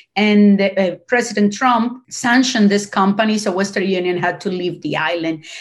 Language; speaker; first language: English; non-native, fluent; Spanish